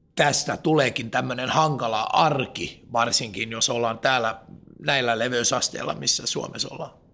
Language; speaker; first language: Finnish; non-native, local second language; Swedish